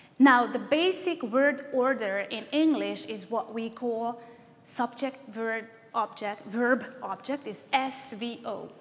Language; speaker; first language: English; non-native, fluent; Hungarian